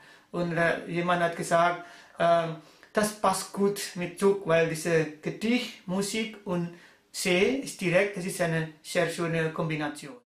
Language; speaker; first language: German; non-native, learner; Indonesian